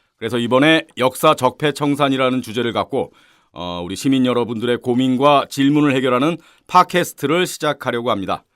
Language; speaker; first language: Korean; native; Korean